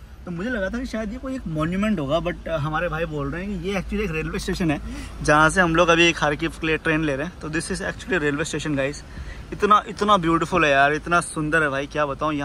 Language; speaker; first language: Hindi; native; Hindi